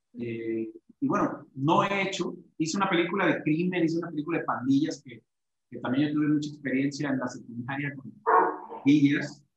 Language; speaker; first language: Spanish; native; Spanish